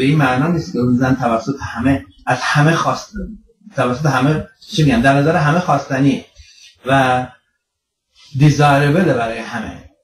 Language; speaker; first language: Persian; early bilingual, heritage; Persian